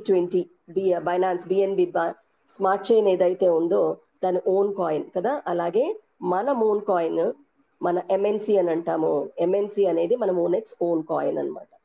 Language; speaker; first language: Telugu; native; Telugu